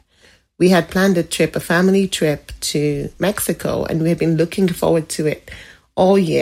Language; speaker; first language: English; non-native, local second language; Igbo